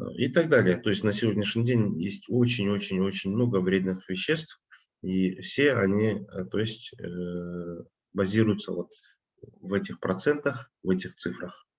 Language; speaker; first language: Russian; non-native, local second language; Kazakh